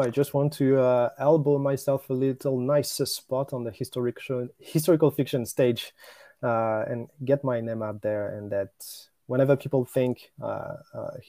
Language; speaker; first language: English; non-native, fluent; French